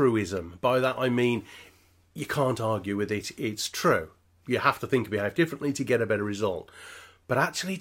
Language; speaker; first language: English; native; English